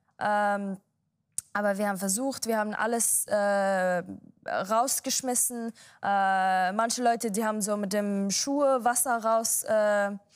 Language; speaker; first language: German; non-native, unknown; Arabic